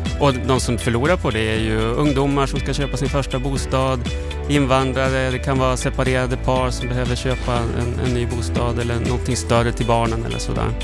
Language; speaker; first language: Swedish; native; Swedish